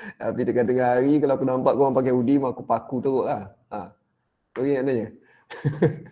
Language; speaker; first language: Malay; native; Malay